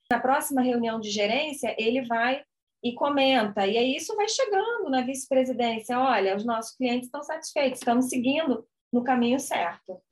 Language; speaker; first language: Portuguese; native; Portuguese